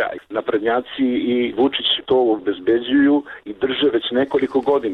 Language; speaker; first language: Serbian; native; Serbian